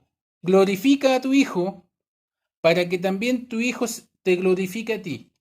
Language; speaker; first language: Spanish; native; Spanish